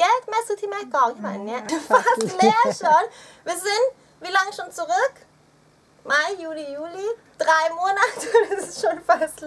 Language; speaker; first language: German; early bilingual, other home language; Thai